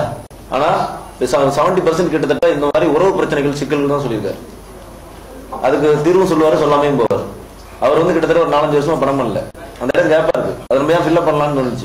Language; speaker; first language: Tamil; native; Tamil